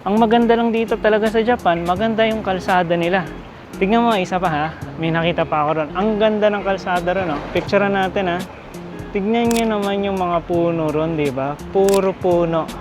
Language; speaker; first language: Filipino; native; Filipino